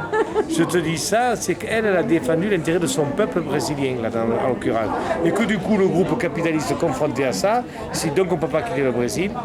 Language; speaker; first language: French; native; French